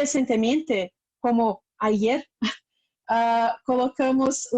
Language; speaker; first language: Spanish; non-native, fluent; Portuguese